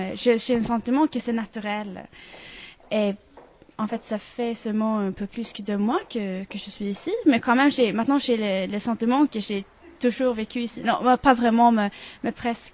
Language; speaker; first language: French; non-native, fluent; Swedish